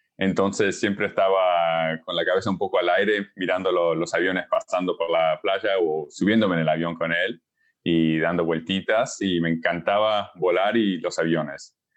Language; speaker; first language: Spanish; early bilingual, heritage; Spanish